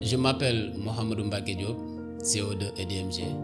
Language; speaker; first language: French; non-native, local second language; Wolof